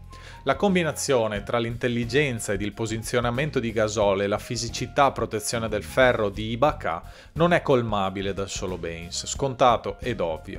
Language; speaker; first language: Italian; native; Italian